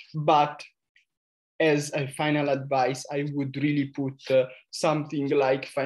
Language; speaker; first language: English; non-native, fluent; Italian